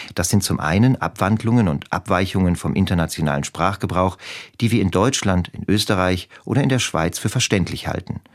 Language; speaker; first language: German; native; German